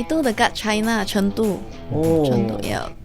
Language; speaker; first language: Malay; non-native, local second language; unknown